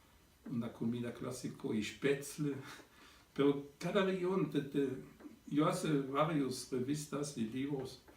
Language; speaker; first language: Spanish; non-native, fluent; German